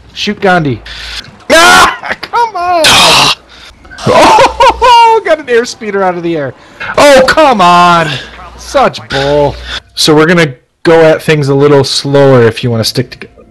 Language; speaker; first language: English; native; English